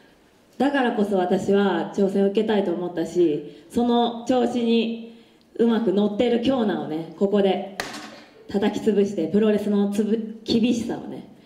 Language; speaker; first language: Japanese; native; Japanese